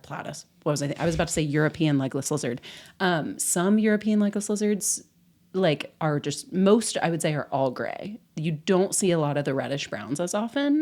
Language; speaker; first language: English; native; English